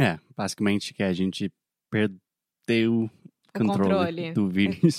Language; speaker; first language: Portuguese; non-native, fluent; English